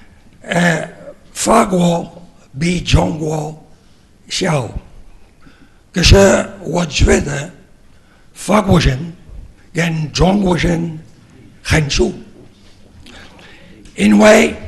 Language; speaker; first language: Chinese; non-native, learner; French